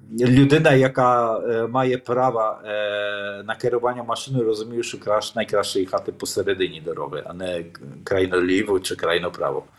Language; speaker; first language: Ukrainian; non-native, fluent; Polish